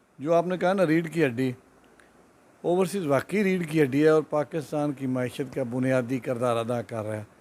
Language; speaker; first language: Urdu; non-native, local second language; Punjabi